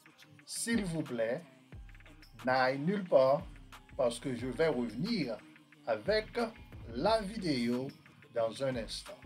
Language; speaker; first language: French; non-native, learner; Haitian Creole